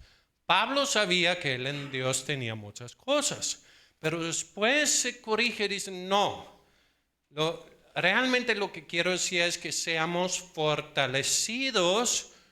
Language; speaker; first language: Spanish; non-native, fluent; Danish